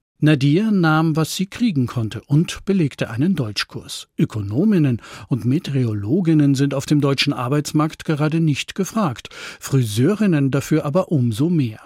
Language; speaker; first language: German; native; German